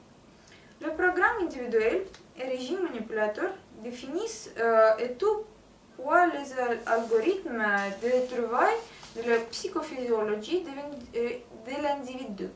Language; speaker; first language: French; non-native, learner; Russian